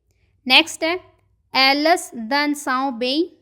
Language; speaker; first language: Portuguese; non-native, fluent; Hindi